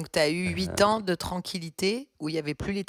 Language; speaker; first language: French; native; French